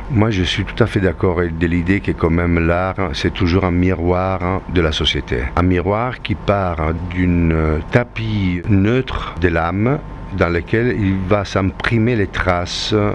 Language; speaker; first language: French; non-native, fluent; Italian